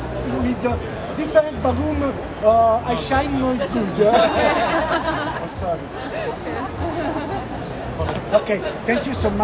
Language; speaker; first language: English; non-native, learner; Italian